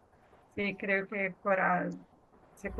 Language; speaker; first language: Spanish; non-native, fluent; Portuguese